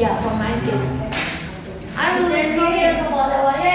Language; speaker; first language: English; non-native, learner; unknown